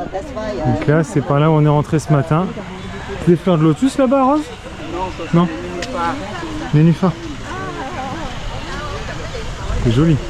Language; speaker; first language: French; native; French